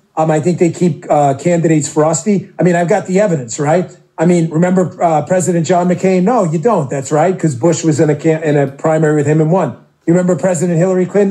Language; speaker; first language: English; native; English